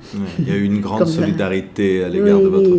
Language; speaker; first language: French; native; French